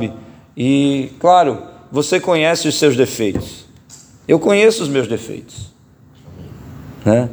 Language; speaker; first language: Portuguese; native; Portuguese